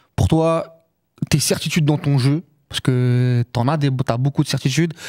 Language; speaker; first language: French; native; French